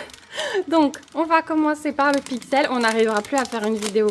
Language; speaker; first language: French; native; French